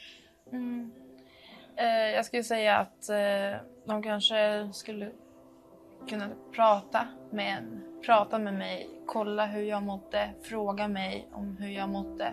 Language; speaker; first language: Swedish; early bilingual, other home language; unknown